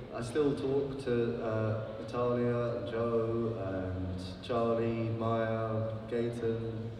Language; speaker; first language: English; native; English